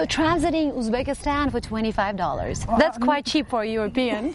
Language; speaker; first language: English; non-native, fluent; Uzbek